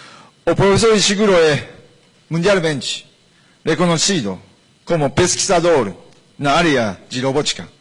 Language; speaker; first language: Portuguese; non-native, learner; Japanese